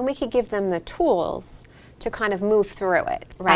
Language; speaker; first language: English; native; English